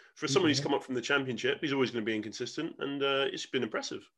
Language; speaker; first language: English; native; English